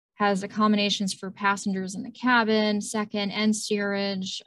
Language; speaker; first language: English; native; English